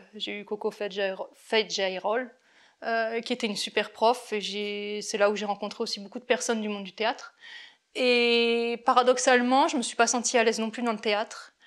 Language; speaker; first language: French; native; French